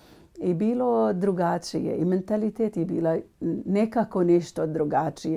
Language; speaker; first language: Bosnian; non-native, learner; Arabic